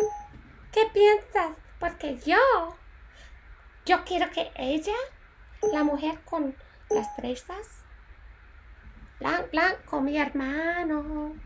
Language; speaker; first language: Spanish; non-native, fluent; English